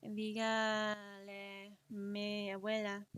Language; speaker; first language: Spanish; early bilingual, other home language; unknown